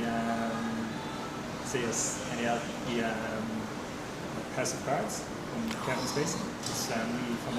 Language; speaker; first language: Spanish; non-native, learner; English